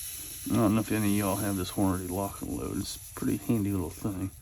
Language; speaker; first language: English; native; English